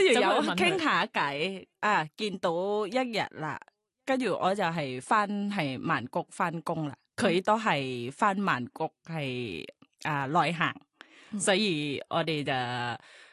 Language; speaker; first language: Cantonese; non-native, learner; Thai